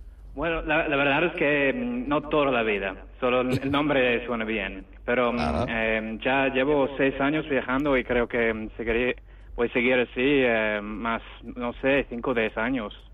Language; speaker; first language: Spanish; non-native, fluent; English